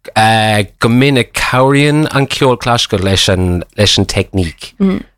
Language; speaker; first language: Irish; non-native, local second language; English